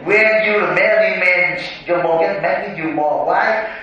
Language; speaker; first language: English; non-native, learner; Vietnamese